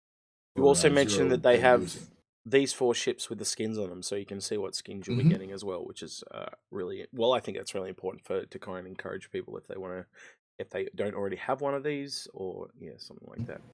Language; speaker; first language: English; native; English